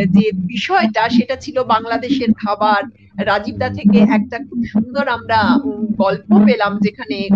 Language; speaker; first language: Bangla; native; Bangla